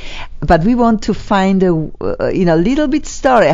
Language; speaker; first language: English; non-native, fluent; Polish